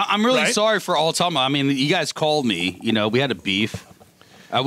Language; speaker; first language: English; native; English